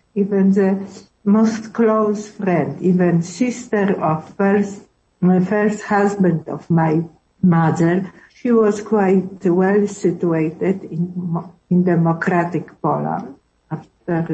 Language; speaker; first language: English; non-native, learner; Polish